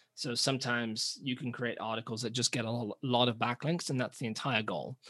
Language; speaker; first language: English; native; English